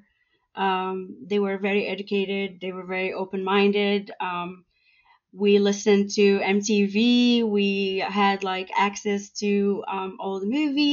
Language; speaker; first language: English; non-native, fluent; Arabic